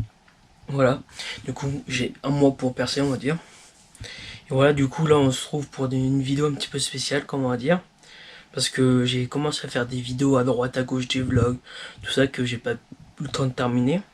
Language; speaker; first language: French; native; French